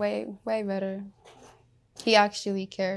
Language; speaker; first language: English; early bilingual, other home language; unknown